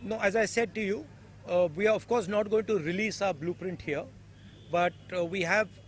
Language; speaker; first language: English; non-native, local second language; Hindi